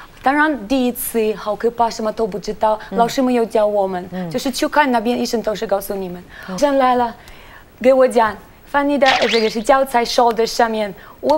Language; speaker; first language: Chinese; non-native, learner; Russian